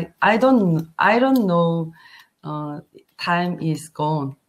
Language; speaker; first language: English; non-native, learner; Korean